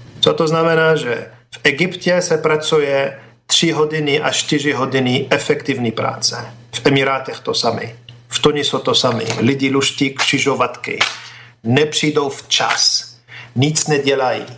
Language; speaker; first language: Czech; non-native, fluent; Arabic